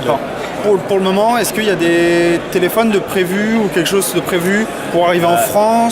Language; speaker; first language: French; native; French